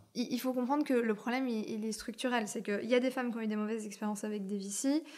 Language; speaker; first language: French; native; French